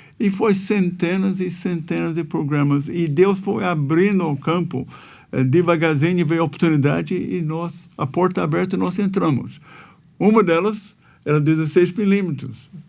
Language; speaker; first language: Portuguese; non-native, fluent; English